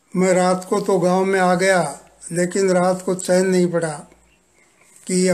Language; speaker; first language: Hindi; native; Hindi